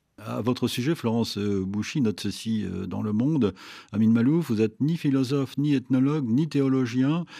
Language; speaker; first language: French; native; French